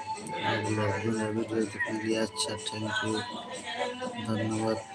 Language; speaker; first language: Hindi; non-native, local second language; Santali